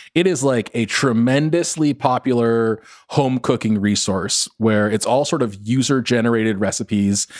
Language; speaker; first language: English; native; English